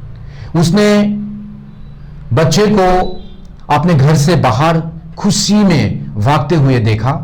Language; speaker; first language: Hindi; non-native, local second language; Bangla